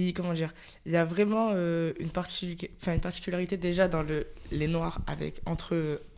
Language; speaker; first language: French; native; French